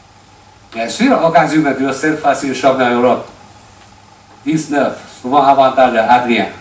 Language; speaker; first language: French; non-native, learner; Chinese